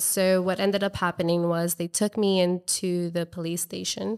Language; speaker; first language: English; native; English